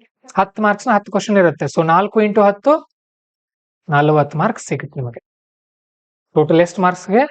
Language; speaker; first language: Kannada; native; Kannada